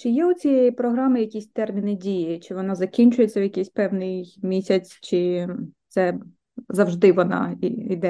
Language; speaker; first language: Ukrainian; native; Ukrainian